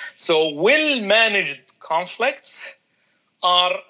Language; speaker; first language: English; non-native, fluent; Arabic